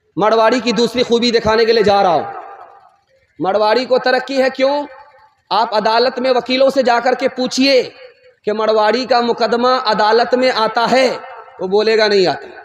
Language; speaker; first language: Urdu; non-native, local second language; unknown